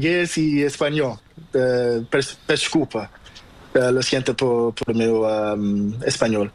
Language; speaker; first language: Spanish; non-native, learner; Portuguese